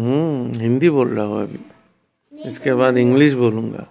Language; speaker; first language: Hindi; non-native, local second language; Bangla